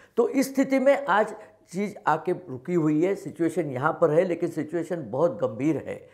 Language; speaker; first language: Hindi; non-native, local second language; Marathi